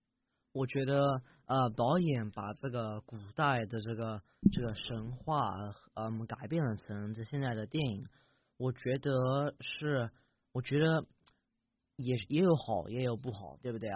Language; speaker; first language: Chinese; early bilingual, heritage; English